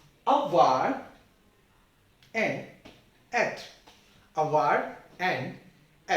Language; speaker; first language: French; non-native, fluent; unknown